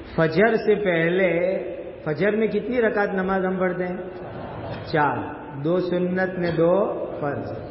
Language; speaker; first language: Urdu; non-native, local second language; Gujarati